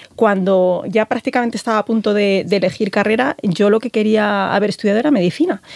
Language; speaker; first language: Spanish; native; Spanish